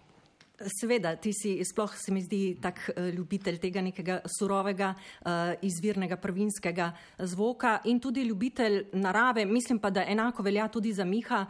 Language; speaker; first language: Slovenian; native; Slovenian